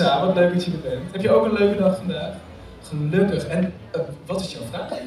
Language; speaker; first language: Dutch; native; Dutch